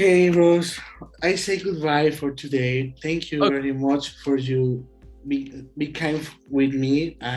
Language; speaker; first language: English; non-native, learner; Spanish